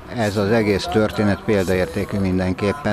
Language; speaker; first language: Hungarian; native; Hungarian